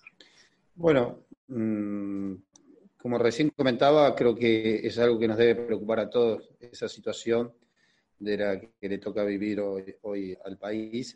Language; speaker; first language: Spanish; native; Spanish